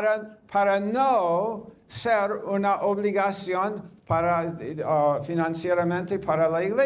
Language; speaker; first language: Spanish; non-native, fluent; English